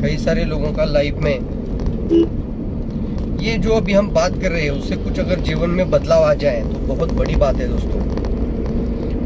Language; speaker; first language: Hindi; non-native, local second language; Marathi